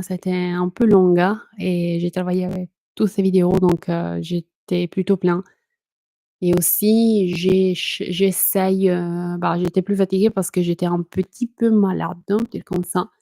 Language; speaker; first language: French; non-native, fluent; Italian